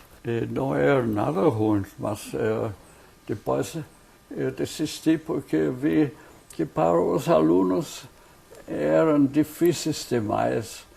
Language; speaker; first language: Portuguese; non-native, fluent; German